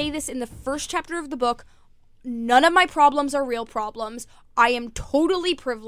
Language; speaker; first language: English; native; English